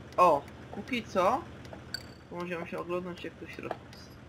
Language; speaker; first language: Polish; native; Polish